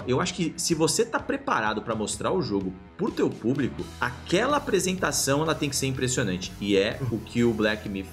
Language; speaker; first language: Portuguese; native; Portuguese